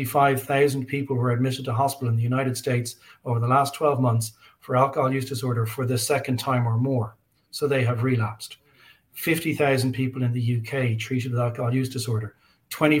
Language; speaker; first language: English; native; English